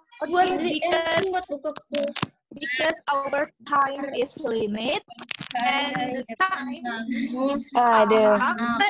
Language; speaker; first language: English; non-native, learner; Indonesian